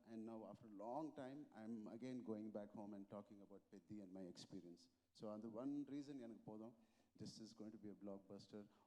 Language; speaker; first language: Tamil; non-native, local second language; Telugu